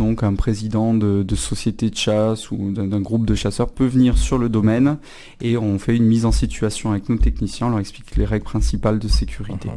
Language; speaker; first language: French; native; French